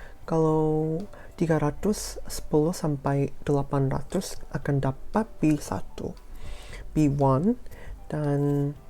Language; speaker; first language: Indonesian; non-native, fluent; Korean